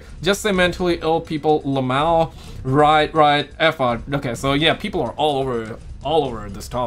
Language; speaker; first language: English; native; English